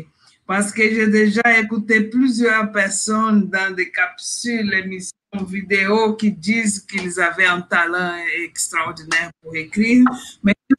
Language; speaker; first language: French; non-native, fluent; Portuguese